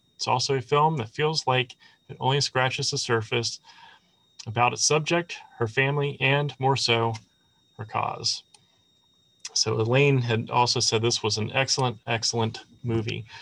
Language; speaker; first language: English; native; English